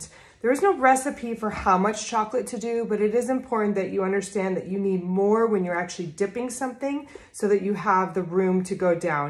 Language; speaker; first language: English; native; English